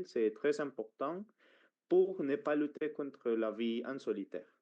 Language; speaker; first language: French; non-native, fluent; Spanish